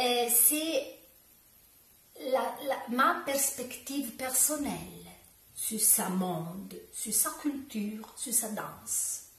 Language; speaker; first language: French; non-native, learner; Italian